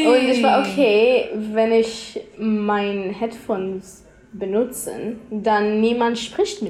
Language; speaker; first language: German; non-native, learner; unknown